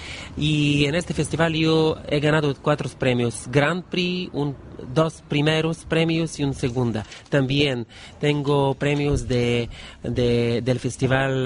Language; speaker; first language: Spanish; non-native, learner; Bulgarian